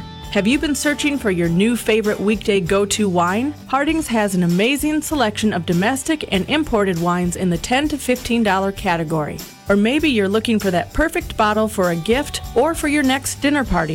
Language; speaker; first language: English; native; English